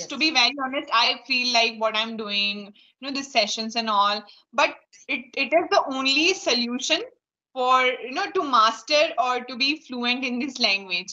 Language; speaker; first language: English; non-native, local second language; Hindi